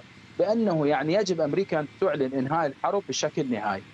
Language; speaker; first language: Arabic; non-native, fluent; Persian